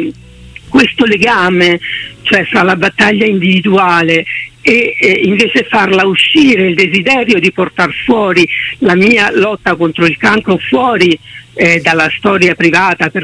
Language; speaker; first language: Italian; native; Italian